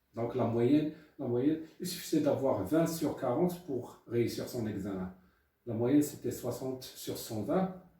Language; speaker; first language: French; non-native, local second language; Arabic